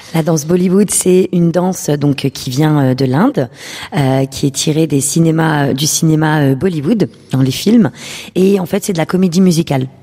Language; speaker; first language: French; early bilingual, other home language; Urdu